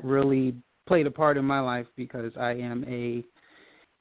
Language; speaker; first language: English; native; English